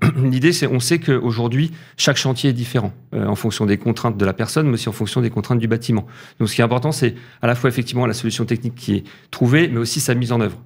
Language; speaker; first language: French; native; French